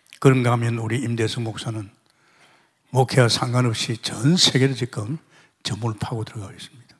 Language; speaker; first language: Korean; native; Korean